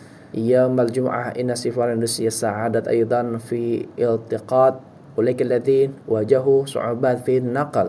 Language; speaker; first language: Arabic; non-native, fluent; Indonesian